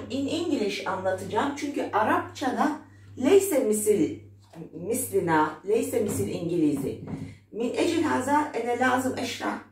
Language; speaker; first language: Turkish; non-native, fluent; Arabic